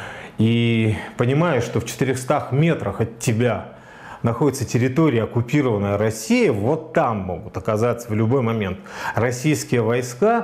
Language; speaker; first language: Russian; native; Russian